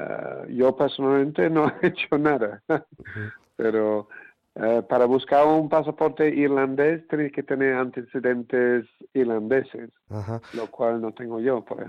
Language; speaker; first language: Spanish; non-native, fluent; English